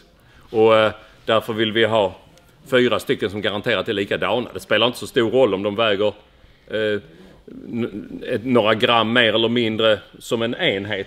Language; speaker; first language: Swedish; native; Swedish